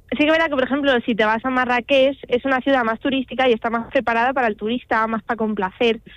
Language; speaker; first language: Spanish; early bilingual, other home language; Arabic